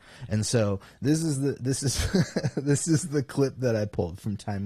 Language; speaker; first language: English; native; English